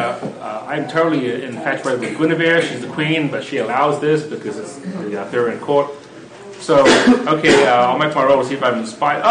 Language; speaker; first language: English; native; English